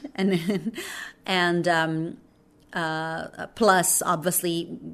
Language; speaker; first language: English; non-native, fluent; Portuguese